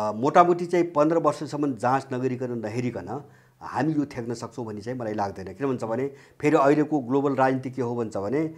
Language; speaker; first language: Nepali; native; Nepali